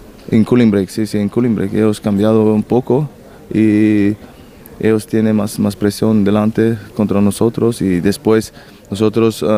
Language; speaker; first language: Spanish; non-native, learner; German